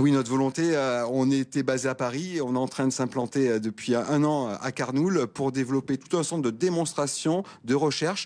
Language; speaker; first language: French; native; French